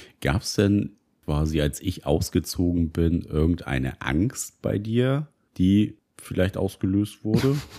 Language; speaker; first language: German; native; German